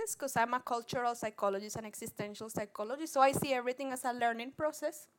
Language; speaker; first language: English; non-native, fluent; Spanish